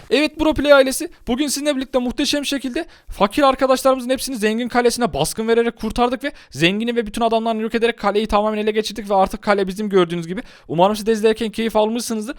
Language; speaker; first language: Turkish; native; Turkish